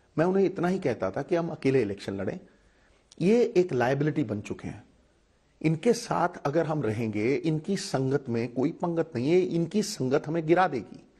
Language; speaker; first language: Hindi; non-native, local second language; Punjabi